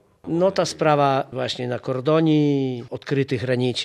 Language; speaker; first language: Polish; non-native, local second language; Ukrainian